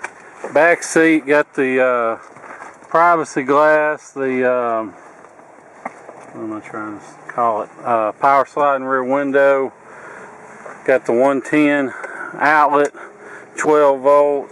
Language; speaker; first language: English; native; English